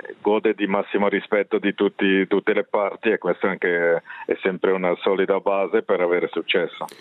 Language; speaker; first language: Italian; non-native, local second language; German